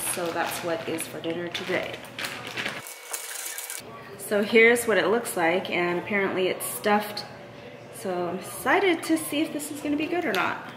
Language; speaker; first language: English; native; English